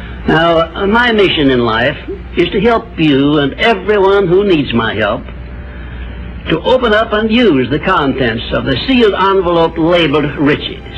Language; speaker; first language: English; native; English